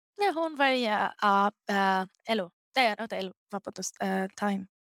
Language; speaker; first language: Estonian; non-native, learner; Greek